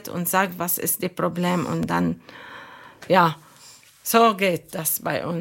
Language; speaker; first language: German; non-native, learner; Arabic